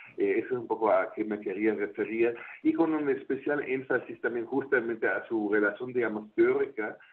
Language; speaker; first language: Spanish; non-native, fluent; German